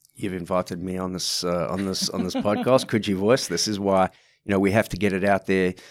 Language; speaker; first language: English; native; English